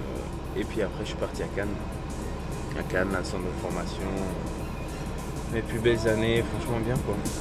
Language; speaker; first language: French; native; French